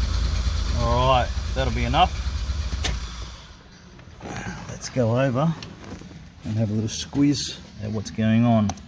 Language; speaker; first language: English; native; English